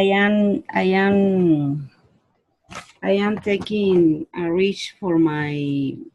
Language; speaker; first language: English; non-native, learner; Spanish